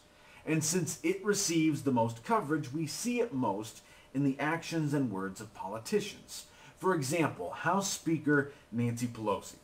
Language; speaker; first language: English; native; English